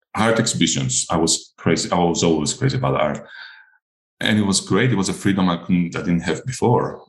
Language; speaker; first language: English; non-native, fluent; Greek